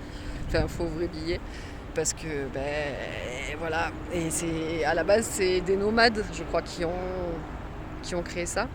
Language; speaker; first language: French; native; French